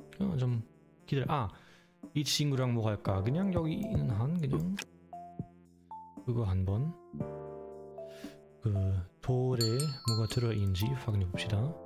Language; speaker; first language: Korean; non-native, learner; German